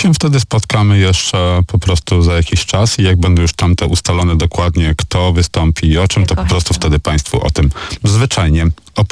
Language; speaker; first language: Polish; native; Polish